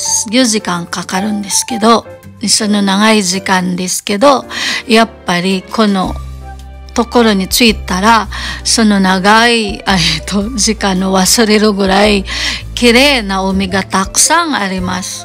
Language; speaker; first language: Japanese; non-native, fluent; Cebuano